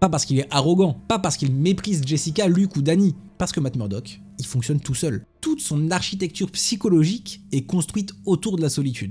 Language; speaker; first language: French; native; French